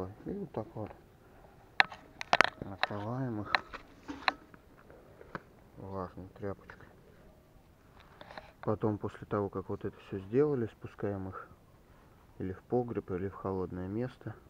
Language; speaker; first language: Russian; native; Russian